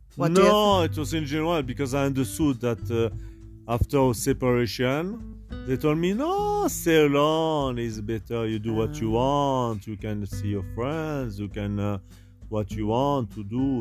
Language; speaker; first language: English; non-native, learner; French